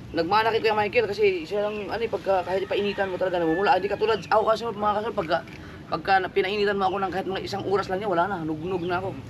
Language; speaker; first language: Filipino; native; Filipino